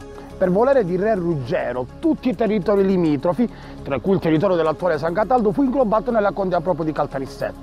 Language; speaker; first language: Italian; native; Italian